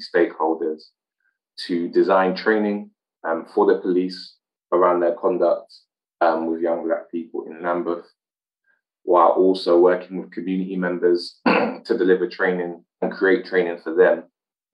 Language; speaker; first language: English; native; English